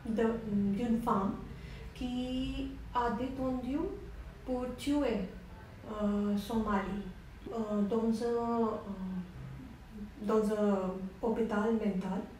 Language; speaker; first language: French; non-native, learner; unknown